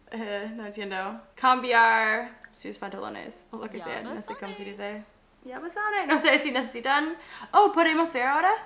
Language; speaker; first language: Spanish; non-native, learner; English